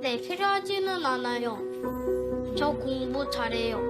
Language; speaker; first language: Korean; early bilingual, other home language; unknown